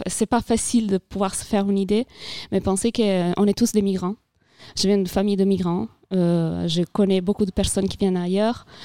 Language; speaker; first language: French; non-native, fluent; Italian